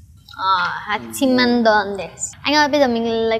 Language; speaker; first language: Japanese; non-native, learner; Vietnamese